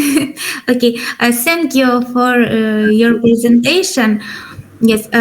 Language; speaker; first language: English; non-native, learner; Ukrainian